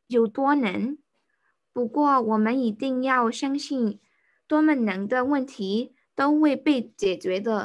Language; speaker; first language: Chinese; non-native, learner; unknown